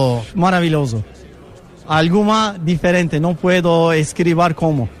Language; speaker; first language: Spanish; non-native, learner; Turkish